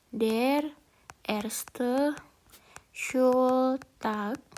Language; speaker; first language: German; non-native, learner; Indonesian